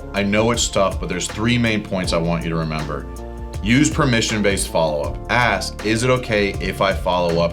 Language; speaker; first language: English; native; English